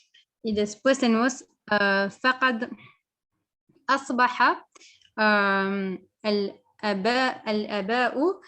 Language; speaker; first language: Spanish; non-native, fluent; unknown